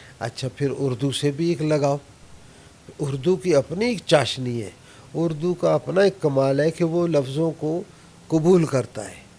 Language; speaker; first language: Urdu; non-native, local second language; Brahui